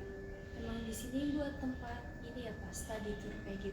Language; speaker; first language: Indonesian; native; Indonesian